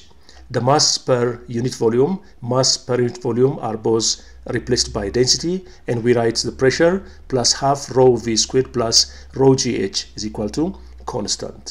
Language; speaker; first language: English; non-native, local second language; Amharic